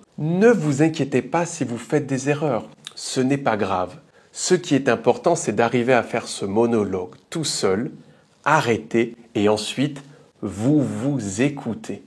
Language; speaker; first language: French; native; French